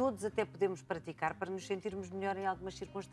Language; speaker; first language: Portuguese; native; Portuguese